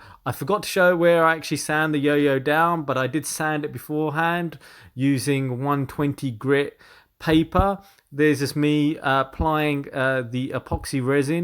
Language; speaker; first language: English; native; English